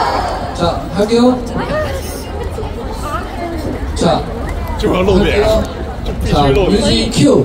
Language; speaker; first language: Korean; non-native, learner; Chinese